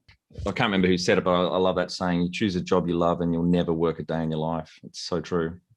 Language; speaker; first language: English; native; English